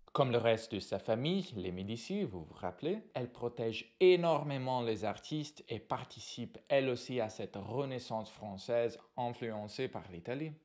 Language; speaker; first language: French; non-native, fluent; Italian